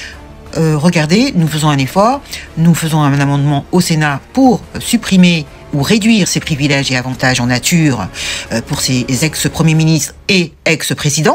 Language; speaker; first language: French; native; French